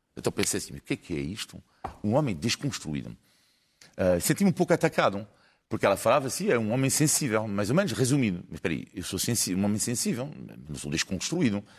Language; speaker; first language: Portuguese; non-native, fluent; French